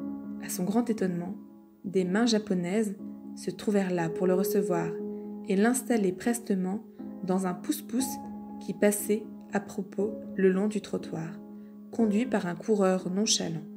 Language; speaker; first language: French; native; French